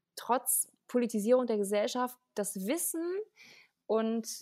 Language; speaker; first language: German; native; German